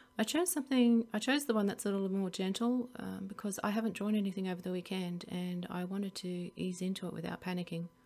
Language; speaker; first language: English; native; English